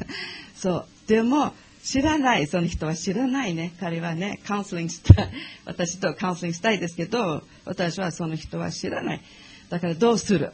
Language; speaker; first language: Japanese; non-native, learner; English